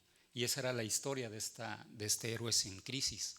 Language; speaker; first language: Spanish; native; Spanish